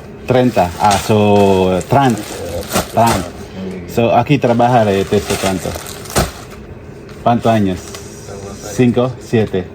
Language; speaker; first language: Spanish; non-native, learner; Filipino